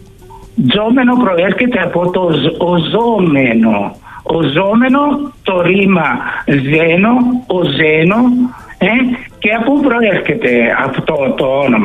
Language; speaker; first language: Greek; early bilingual, heritage; Greek